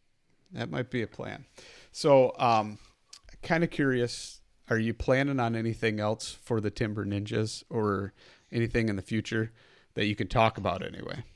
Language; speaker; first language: English; native; English